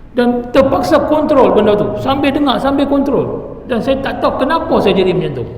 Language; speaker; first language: Malay; non-native, local second language; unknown